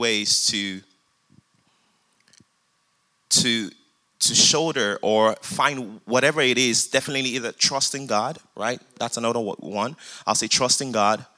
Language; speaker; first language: English; non-native, local second language; Yoruba